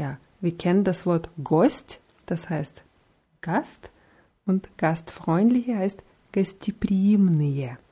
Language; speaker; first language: German; non-native, fluent; Russian